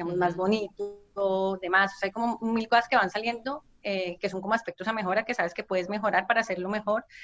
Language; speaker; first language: Spanish; native; Spanish